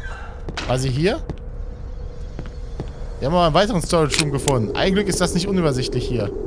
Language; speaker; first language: German; native; German